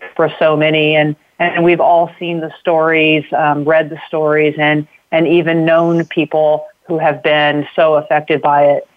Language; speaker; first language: English; native; English